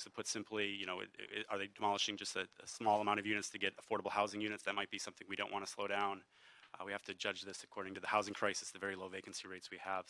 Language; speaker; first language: English; native; English